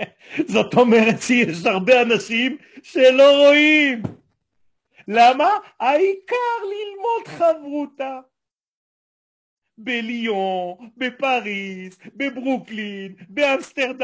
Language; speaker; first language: Hebrew; non-native, fluent; French